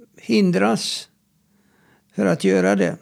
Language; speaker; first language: Swedish; non-native, fluent; Hungarian